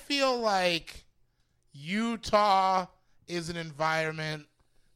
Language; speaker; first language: English; native; English